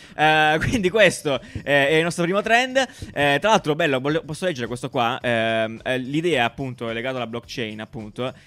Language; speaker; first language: Italian; native; Italian